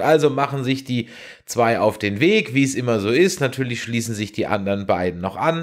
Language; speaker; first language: German; native; German